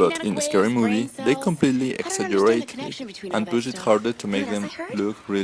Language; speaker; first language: English; non-native, fluent; Spanish